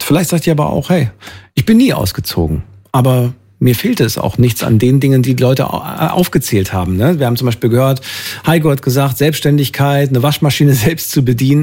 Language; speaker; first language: German; native; German